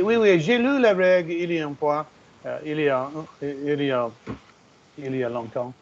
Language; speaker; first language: French; non-native, learner; English